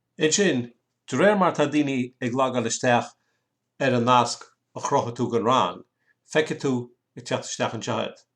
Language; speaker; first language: Irish; native; Irish